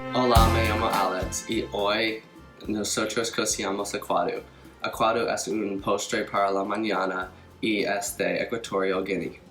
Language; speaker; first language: Spanish; non-native, learner; English